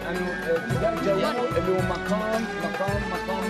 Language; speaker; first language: Indonesian; non-native, learner; Arabic